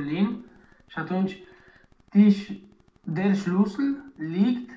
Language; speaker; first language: German; non-native, learner; Romanian